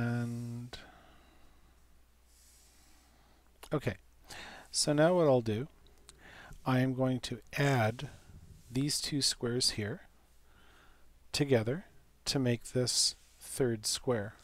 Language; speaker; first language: English; native; English